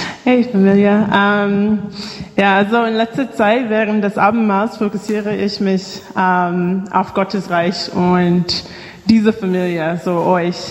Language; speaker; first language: German; non-native, fluent; English